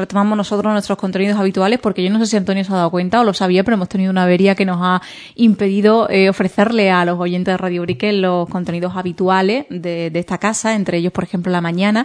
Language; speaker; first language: Spanish; native; Spanish